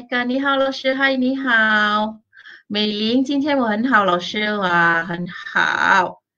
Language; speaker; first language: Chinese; non-native, local second language; Malay